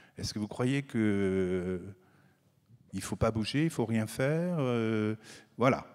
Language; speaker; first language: French; native; French